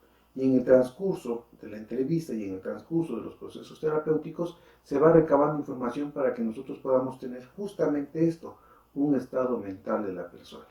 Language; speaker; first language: Spanish; native; Spanish